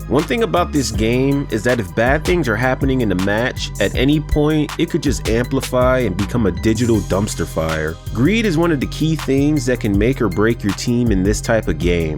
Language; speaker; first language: English; native; English